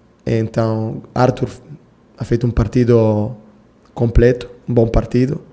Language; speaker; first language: Portuguese; non-native, fluent; Italian